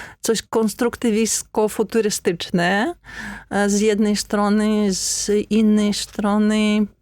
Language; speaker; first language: Polish; non-native, fluent; Ukrainian